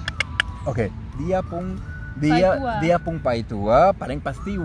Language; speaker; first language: Indonesian; non-native, fluent; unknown